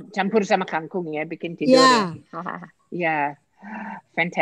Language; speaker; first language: Indonesian; non-native, fluent; English